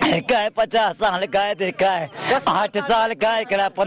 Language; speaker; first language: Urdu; non-native, local second language; Sindhi